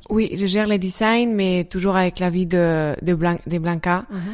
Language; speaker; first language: French; non-native, fluent; Spanish